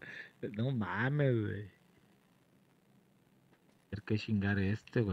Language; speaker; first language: Spanish; native; Spanish